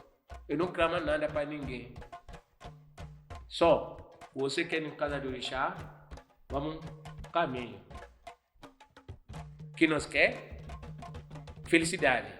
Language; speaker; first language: Portuguese; non-native, fluent; Yoruba